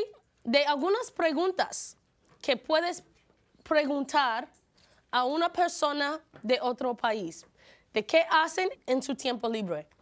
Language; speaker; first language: Spanish; non-native, fluent; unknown